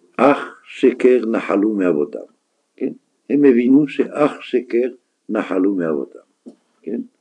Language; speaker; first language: Hebrew; non-native, fluent; French